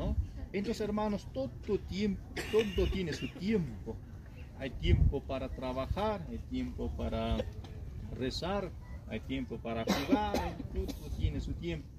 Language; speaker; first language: Spanish; native; Spanish